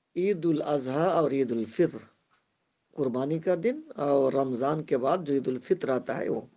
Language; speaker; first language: Urdu; non-native, local second language; Bangla